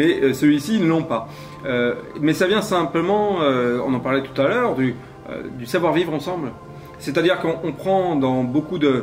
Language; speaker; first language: French; native; French